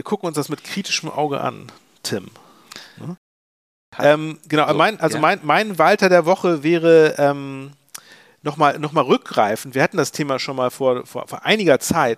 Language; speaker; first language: German; native; German